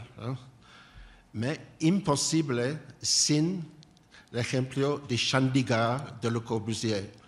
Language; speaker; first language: Spanish; non-native, learner; English